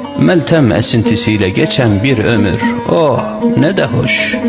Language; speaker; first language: Turkish; native; Turkish